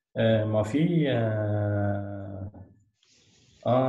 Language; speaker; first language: French; non-native, learner; Arabic